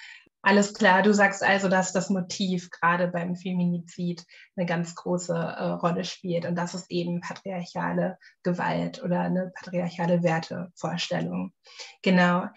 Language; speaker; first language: German; native; German